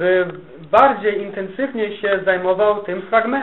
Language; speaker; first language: Polish; native; Polish